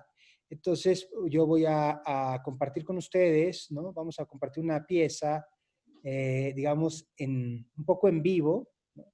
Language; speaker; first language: Spanish; native; Spanish